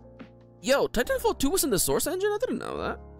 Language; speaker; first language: English; native; English